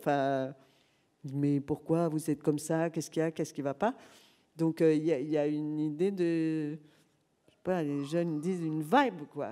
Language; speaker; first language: French; native; French